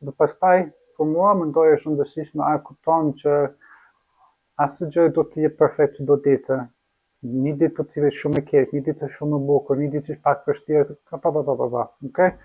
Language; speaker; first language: Albanian; non-native, learner; English